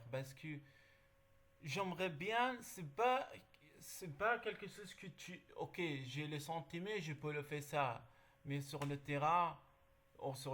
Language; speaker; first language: French; non-native, learner; Arabic